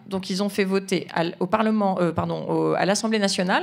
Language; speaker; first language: French; native; French